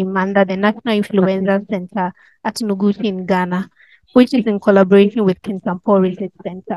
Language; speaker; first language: English; non-native, local second language; Akan